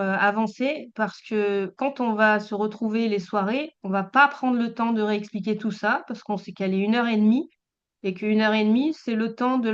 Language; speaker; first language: French; native; French